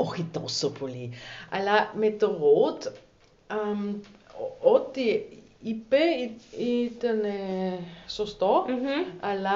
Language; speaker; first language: Greek; non-native, learner; German